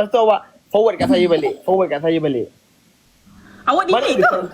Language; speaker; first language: Malay; native; Malay